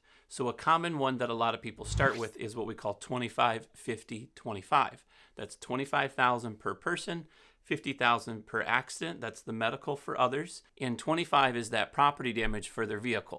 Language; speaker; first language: English; native; English